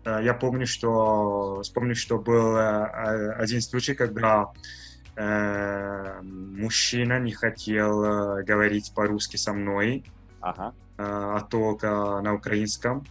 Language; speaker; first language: Russian; non-native, fluent; Italian